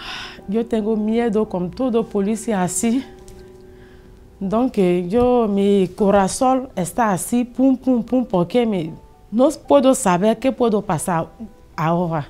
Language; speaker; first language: Spanish; non-native, learner; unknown